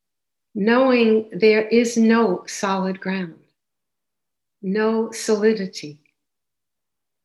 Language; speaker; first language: English; native; English